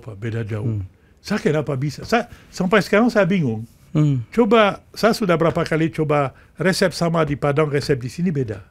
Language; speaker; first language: Indonesian; non-native, fluent; French